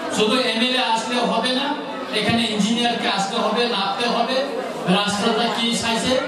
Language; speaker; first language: Bangla; non-native, local second language; Kok Borok